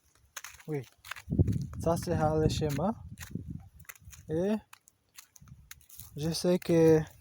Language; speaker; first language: French; non-native, learner; Portuguese